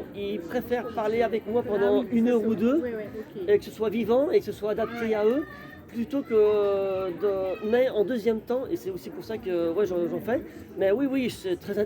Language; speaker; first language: French; native; French